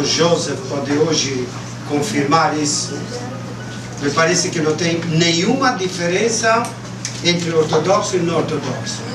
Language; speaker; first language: Portuguese; non-native, fluent; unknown